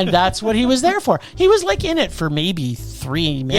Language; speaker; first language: English; native; English